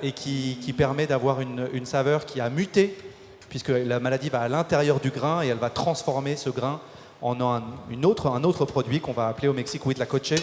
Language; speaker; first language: French; native; French